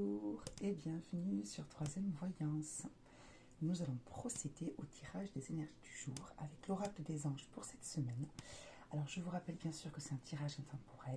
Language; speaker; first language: French; native; French